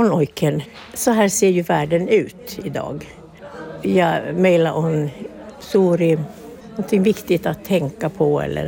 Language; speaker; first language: Finnish; early bilingual, heritage; Finnish